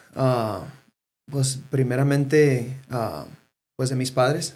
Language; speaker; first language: Spanish; early bilingual, heritage; Spanish